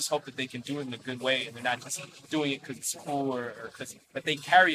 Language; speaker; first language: English; native; English